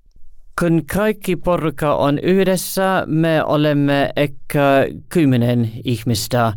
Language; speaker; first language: Finnish; non-native, learner; English